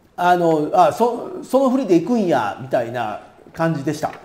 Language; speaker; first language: Japanese; native; Japanese